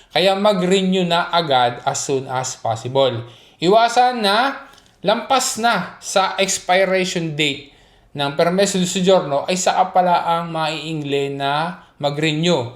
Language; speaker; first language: Filipino; native; Filipino